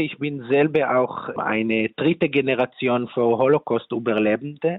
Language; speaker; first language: German; non-native, fluent; Hebrew